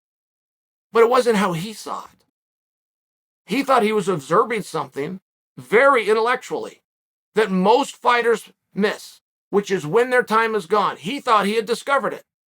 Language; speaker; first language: English; native; English